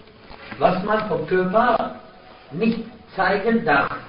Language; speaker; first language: German; non-native, fluent; Arabic